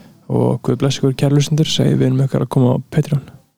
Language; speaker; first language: Icelandic; native; Icelandic